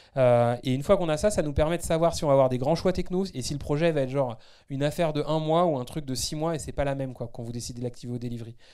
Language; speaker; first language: French; native; French